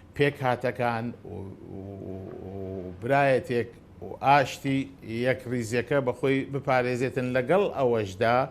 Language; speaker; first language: Central Kurdish; non-native, local second language; Azerbaijani